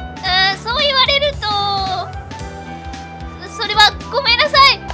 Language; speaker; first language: Japanese; native; Japanese